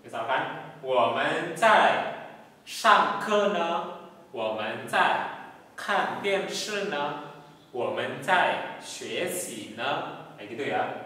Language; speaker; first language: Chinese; non-native, fluent; Indonesian